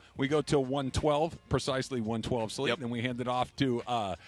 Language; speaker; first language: English; native; English